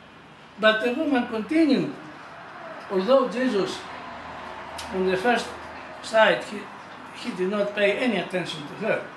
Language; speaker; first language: English; non-native, fluent; Greek